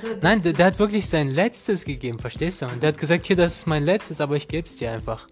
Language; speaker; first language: German; non-native, learner; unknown